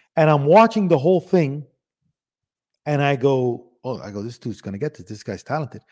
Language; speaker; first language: English; early bilingual, other home language; Spanish